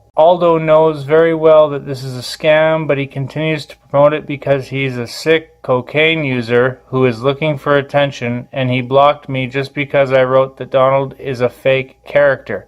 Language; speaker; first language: English; native; English